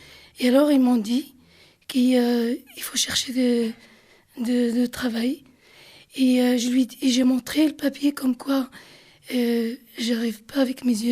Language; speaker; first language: French; non-native, learner; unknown